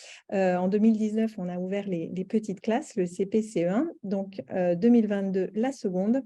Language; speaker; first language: French; native; French